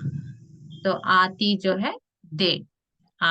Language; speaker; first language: Hindi; native; Hindi